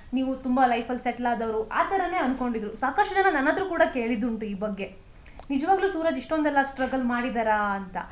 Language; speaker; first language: Kannada; native; Kannada